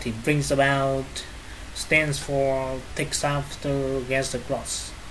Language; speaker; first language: English; non-native, fluent; Vietnamese